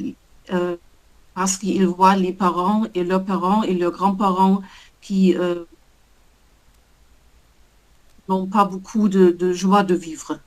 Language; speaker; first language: French; non-native, learner; German